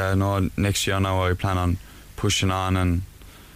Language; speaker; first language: English; native; English